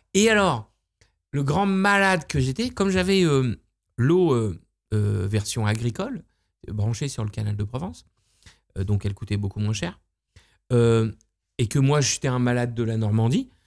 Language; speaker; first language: French; native; French